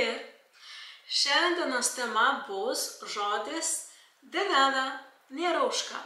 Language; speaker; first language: Lithuanian; non-native, local second language; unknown